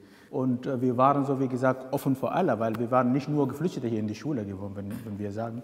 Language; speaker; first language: German; non-native, fluent; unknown